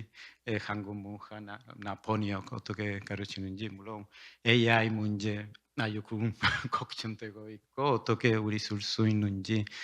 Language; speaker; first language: Korean; non-native, learner; Spanish